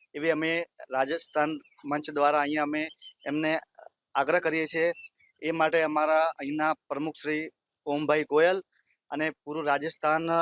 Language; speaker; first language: Gujarati; non-native, local second language; Rajasthani